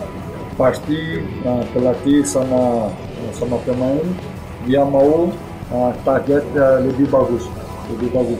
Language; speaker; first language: Indonesian; non-native, fluent; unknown